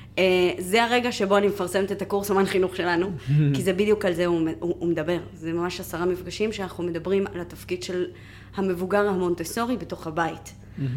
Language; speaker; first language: Hebrew; non-native, fluent; Spanish